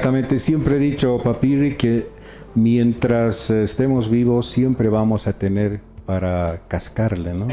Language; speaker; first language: Spanish; native; Spanish